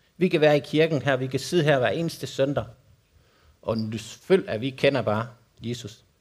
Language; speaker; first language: Danish; non-native, fluent; Spanish